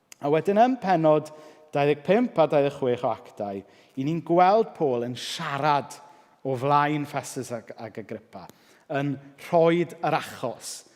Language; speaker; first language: Welsh; native; Welsh